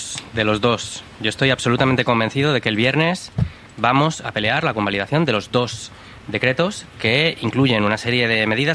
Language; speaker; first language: Spanish; native; Spanish